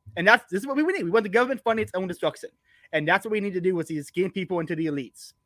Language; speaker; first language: English; native; English